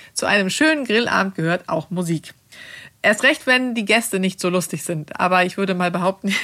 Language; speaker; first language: German; non-native, fluent; Swedish